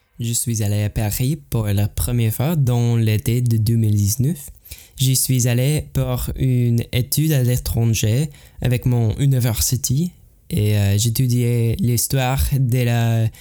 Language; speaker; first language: French; non-native, learner; English